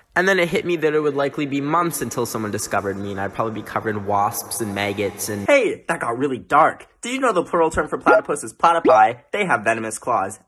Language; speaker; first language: English; native; English